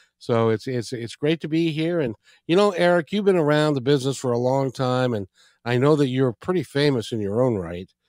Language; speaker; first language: English; native; English